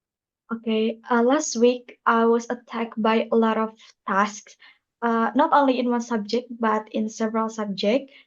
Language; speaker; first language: English; non-native, learner; Indonesian